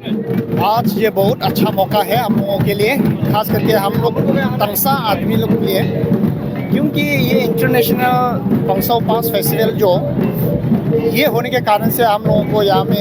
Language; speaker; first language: Hindi; non-native, local second language; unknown